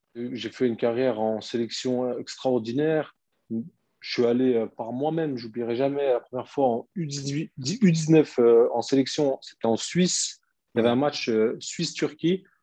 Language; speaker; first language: French; early bilingual, other home language; Turkish